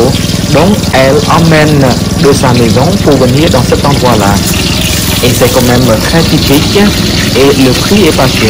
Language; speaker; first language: French; non-native, fluent; Khmer